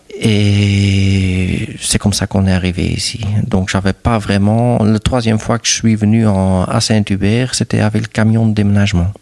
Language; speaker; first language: French; non-native, local second language; Dutch